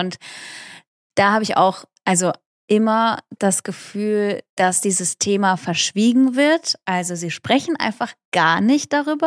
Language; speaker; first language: German; early bilingual, other home language; Russian